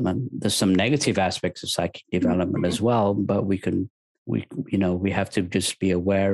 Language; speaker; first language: English; native; English